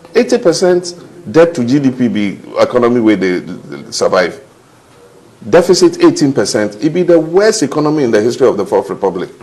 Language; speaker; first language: Nigerian Pidgin; non-native, fluent; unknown